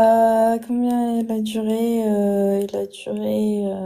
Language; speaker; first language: French; non-native, fluent; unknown